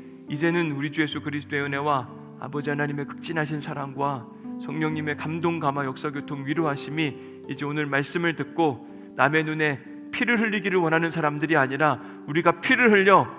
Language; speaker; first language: Korean; native; Korean